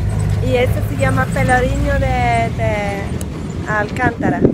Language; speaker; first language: Spanish; non-native, learner; English